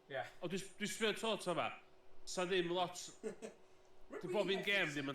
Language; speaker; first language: Welsh; native; Welsh